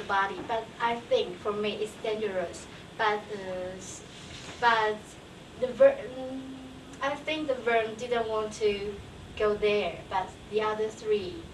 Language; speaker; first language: English; non-native, learner; Chinese